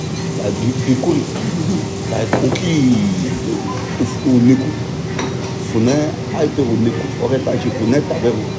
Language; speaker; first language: Japanese; non-native, learner; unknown